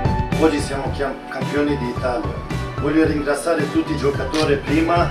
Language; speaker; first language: Italian; non-native, fluent; Swedish